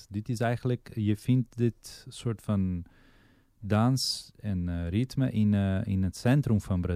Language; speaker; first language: Dutch; non-native, fluent; Portuguese